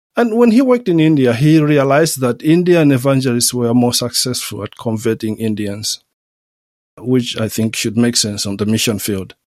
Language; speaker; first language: English; non-native, local second language; Nyanja